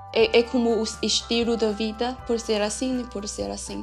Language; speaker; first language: Portuguese; non-native, learner; Chinese